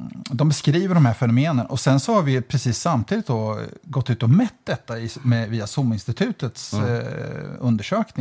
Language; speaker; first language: Swedish; native; Swedish